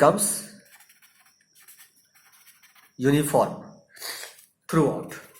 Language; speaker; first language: English; non-native, local second language; Hindi